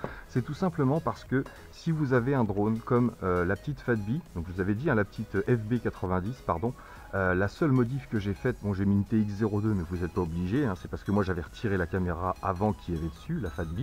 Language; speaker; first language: French; native; French